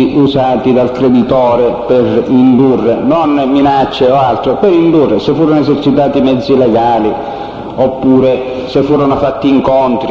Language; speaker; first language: Italian; native; Italian